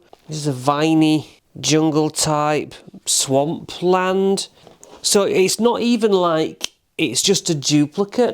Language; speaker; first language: English; native; English